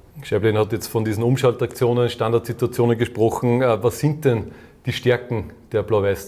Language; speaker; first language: German; native; German